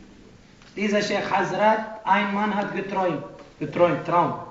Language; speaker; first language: German; non-native, fluent; Arabic